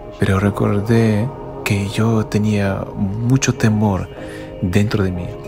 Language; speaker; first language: Spanish; non-native, fluent; Ukrainian